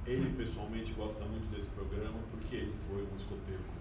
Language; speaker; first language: Portuguese; native; Portuguese